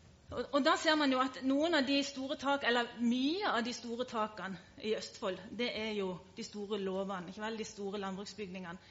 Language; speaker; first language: Norwegian; native; Norwegian